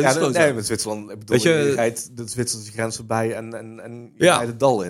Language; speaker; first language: Dutch; native; Dutch